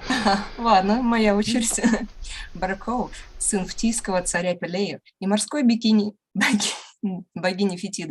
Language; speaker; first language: Russian; native; Russian